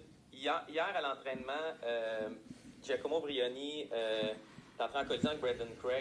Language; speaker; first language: French; native; French